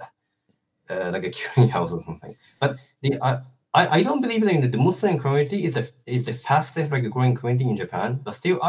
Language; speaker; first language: English; non-native, fluent; Japanese